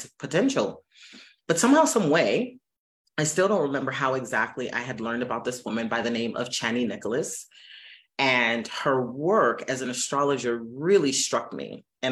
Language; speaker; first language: English; native; English